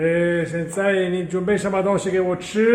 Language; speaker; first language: Chinese; non-native, fluent; Italian